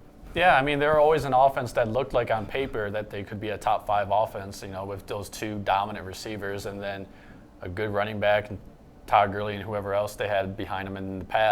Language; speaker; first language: English; native; English